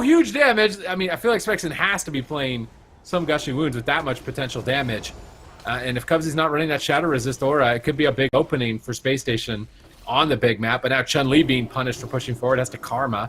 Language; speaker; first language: English; native; English